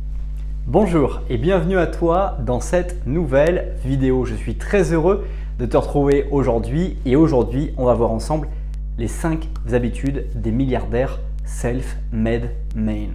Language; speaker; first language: French; native; French